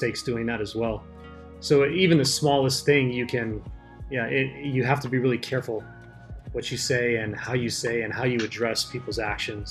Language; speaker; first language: English; native; English